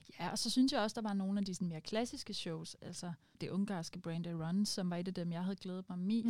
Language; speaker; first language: Danish; native; Danish